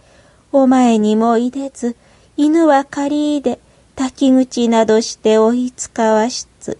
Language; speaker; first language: Japanese; native; Japanese